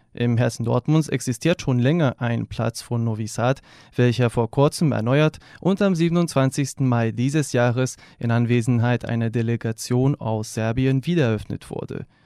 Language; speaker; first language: German; non-native, fluent; Serbian